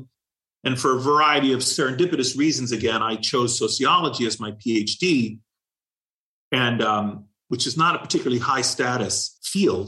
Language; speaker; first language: English; native; English